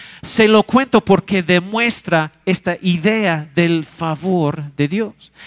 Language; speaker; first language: Spanish; non-native, fluent; English